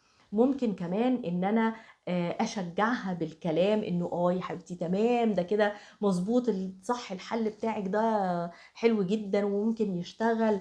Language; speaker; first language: Arabic; native; Arabic